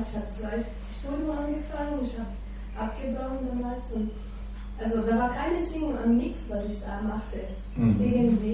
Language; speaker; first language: German; non-native, learner; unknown